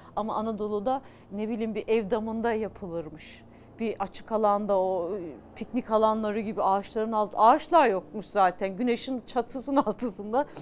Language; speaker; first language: Turkish; native; Turkish